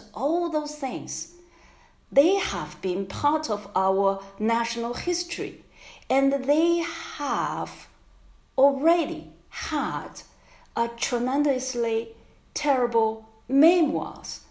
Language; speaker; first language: English; non-native, fluent; Chinese